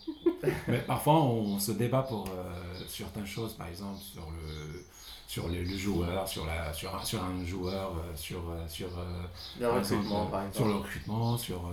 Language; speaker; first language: French; non-native, local second language; Arabic